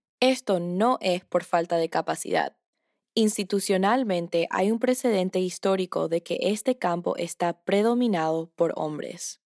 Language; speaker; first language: Spanish; early bilingual, heritage; Spanish